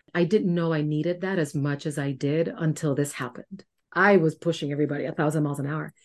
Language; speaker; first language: English; non-native, fluent; Spanish